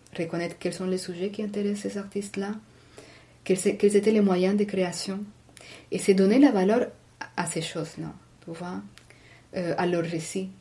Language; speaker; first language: French; non-native, fluent; Spanish